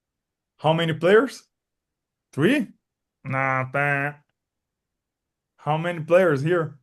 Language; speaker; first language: English; non-native, learner; Portuguese